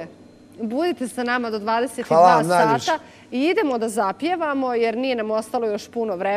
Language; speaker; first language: Bosnian; native; Bosnian